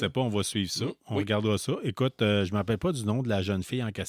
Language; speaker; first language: French; native; French